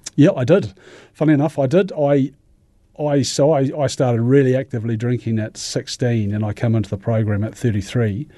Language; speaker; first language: English; native; English